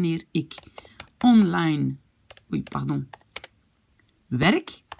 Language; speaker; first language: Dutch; non-native, fluent; French